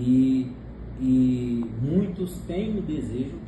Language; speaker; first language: Portuguese; non-native, fluent; Haitian Creole